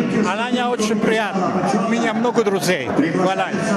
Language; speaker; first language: Russian; non-native, learner; English